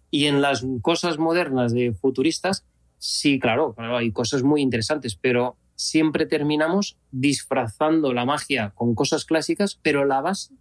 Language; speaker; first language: Spanish; native; Spanish